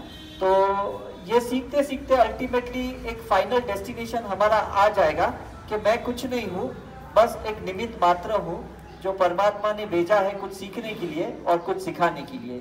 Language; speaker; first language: Hindi; native; Hindi